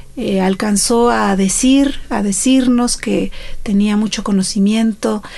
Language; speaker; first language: Spanish; native; Spanish